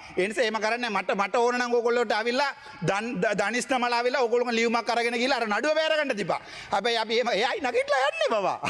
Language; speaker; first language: Sinhala; non-native, local second language; Tamil